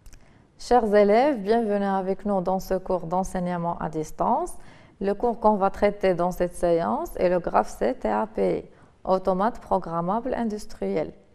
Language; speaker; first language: French; non-native, local second language; Arabic